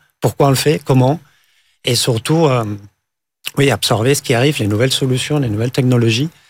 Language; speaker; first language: French; non-native, fluent; Catalan